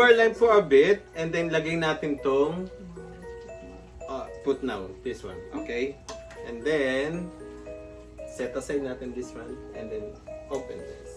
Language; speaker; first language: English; non-native, local second language; Filipino